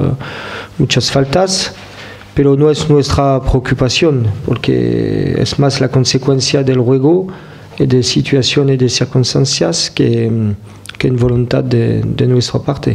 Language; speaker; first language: Spanish; non-native, fluent; French